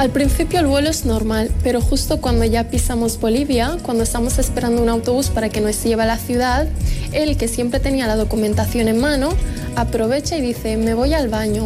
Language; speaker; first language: Spanish; early bilingual, other home language; Arabic